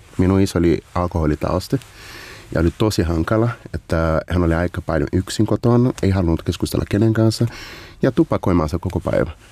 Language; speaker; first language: Finnish; non-native, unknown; Portuguese